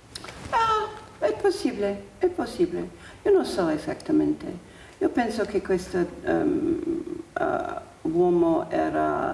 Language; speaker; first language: Italian; non-native, learner; English